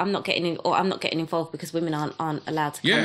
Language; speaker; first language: English; native; English